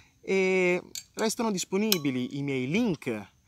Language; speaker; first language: Italian; native; Italian